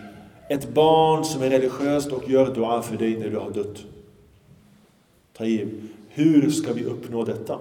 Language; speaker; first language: Swedish; early bilingual, other home language; Arabic